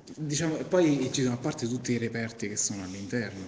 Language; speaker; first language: Italian; native; Italian